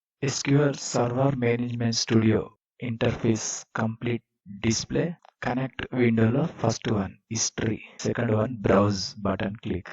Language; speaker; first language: English; non-native, learner; Telugu